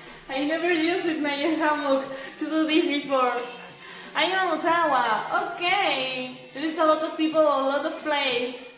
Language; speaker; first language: English; non-native, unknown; Spanish